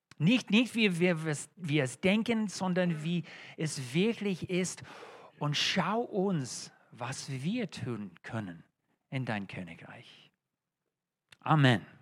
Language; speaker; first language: German; non-native, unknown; English